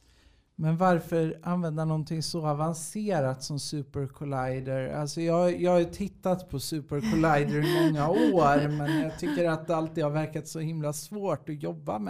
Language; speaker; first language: Swedish; native; Swedish